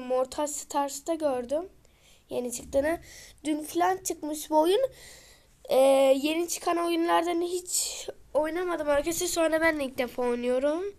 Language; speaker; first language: Turkish; native; Turkish